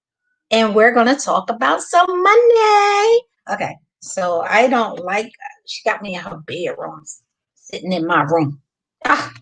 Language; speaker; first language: English; native; English